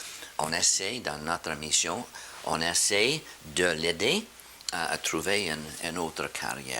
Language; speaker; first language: French; non-native, fluent; English